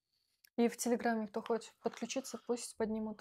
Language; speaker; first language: Russian; non-native, local second language; Kyrgyz